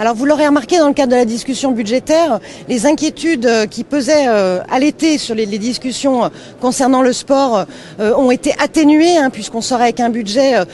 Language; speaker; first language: French; native; French